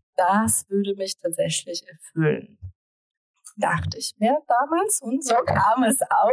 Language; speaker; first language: German; early bilingual, other home language; Russian